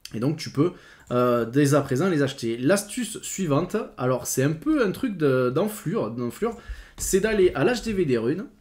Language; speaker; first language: French; native; French